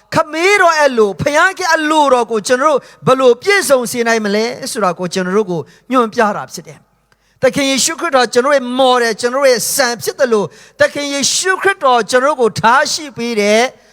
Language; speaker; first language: Burmese; non-native, local second language; Hakha Chin